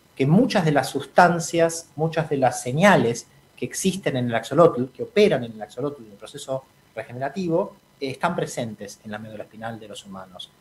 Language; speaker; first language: Spanish; native; Spanish